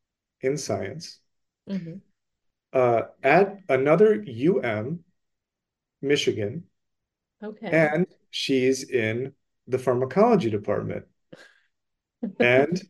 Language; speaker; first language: English; native; English